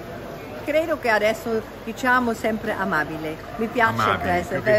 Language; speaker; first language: Italian; non-native, learner; German